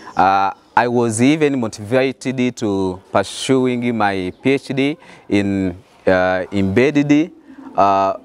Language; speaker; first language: English; non-native, fluent; Rundi